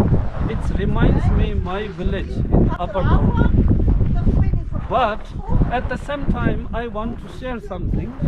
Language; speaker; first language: English; non-native, learner; Tibetan